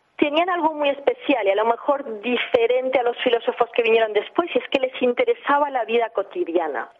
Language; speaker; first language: Spanish; early bilingual, heritage; English